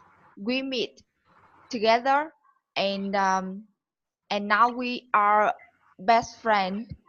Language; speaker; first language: English; non-native, learner; Vietnamese